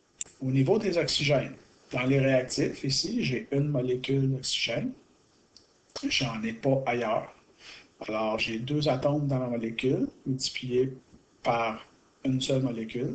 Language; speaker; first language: French; native; French